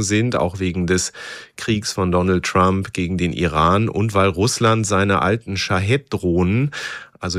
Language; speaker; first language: German; native; German